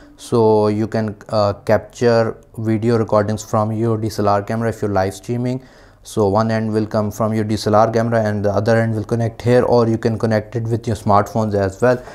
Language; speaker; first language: English; non-native, local second language; Urdu